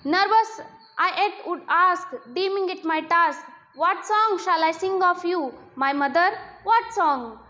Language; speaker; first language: English; non-native, local second language; Kannada